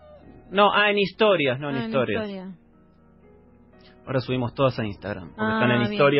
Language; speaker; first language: Spanish; native; Spanish